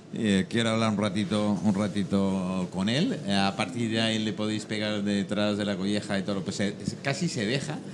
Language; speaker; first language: Spanish; native; Spanish